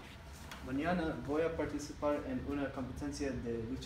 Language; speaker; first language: Spanish; non-native, learner; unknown